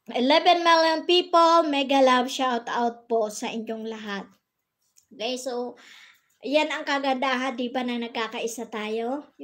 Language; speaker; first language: Filipino; non-native, local second language; Bikol